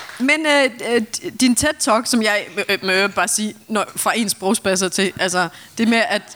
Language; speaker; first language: Danish; native; Danish